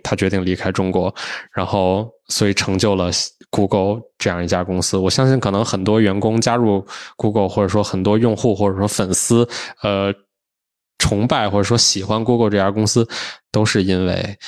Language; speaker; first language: Chinese; native; Chinese